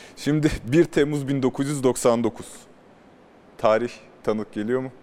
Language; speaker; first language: Turkish; native; Turkish